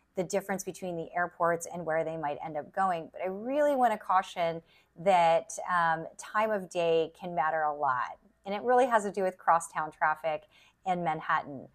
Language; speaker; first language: English; native; English